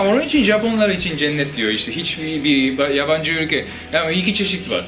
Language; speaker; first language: Turkish; non-native, fluent; Japanese